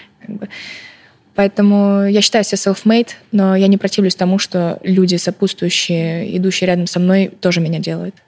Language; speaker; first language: Russian; early bilingual, other home language; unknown